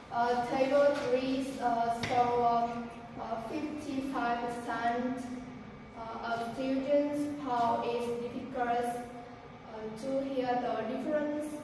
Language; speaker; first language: English; non-native, learner; Vietnamese